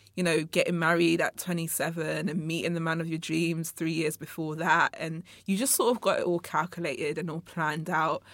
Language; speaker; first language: English; native; English